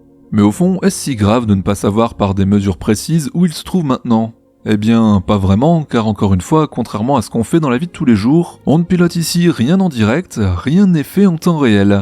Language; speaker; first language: French; native; French